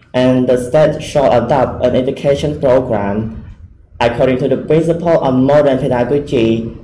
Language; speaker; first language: English; non-native, fluent; Khmer